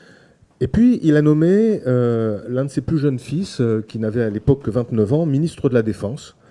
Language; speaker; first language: French; native; French